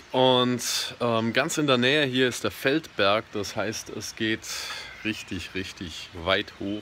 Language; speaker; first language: German; native; German